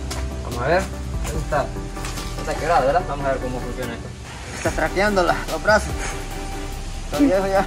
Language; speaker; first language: Spanish; non-native, fluent; Japanese